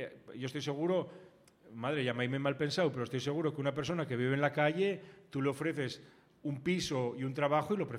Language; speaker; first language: Spanish; native; Spanish